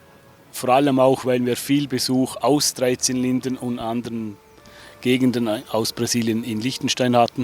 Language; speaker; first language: German; native; German